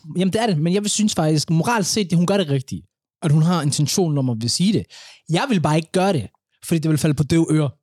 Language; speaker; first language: Danish; early bilingual, other home language; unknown